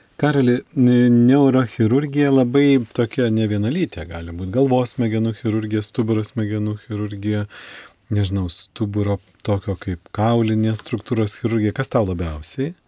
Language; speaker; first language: Lithuanian; native; Lithuanian